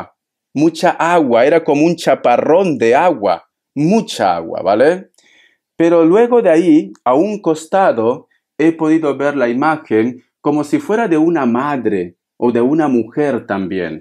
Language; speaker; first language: Spanish; native; Spanish